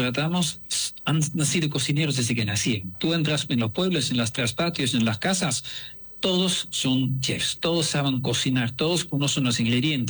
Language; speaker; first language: Spanish; non-native, fluent; Dutch